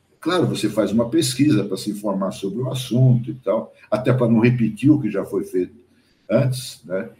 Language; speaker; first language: Portuguese; early bilingual, other home language; German